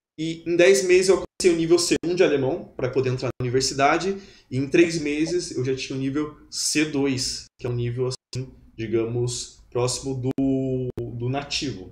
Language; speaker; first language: Portuguese; native; Portuguese